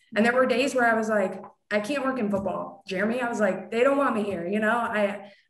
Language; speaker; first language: English; native; English